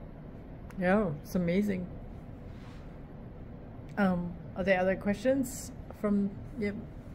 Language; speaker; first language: English; native; English